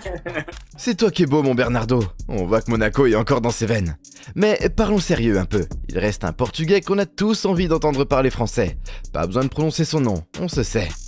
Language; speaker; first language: French; native; French